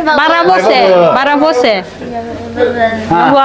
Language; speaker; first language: Portuguese; non-native, learner; Vietnamese